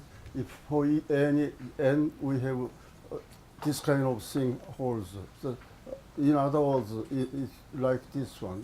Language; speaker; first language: English; non-native, fluent; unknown